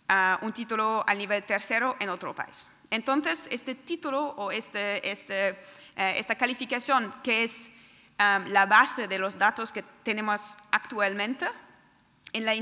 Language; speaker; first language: Spanish; non-native, fluent; German